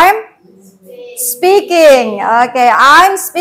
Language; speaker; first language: English; non-native, learner; Indonesian